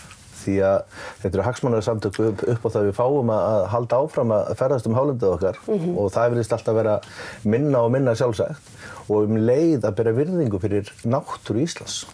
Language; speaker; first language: Icelandic; native; Icelandic